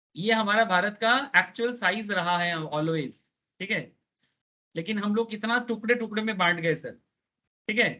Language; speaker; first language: Hindi; non-native, local second language; Bangla